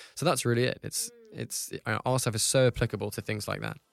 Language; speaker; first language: English; native; English